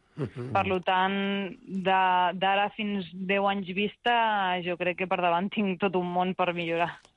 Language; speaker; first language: Catalan; early bilingual, other home language; Spanish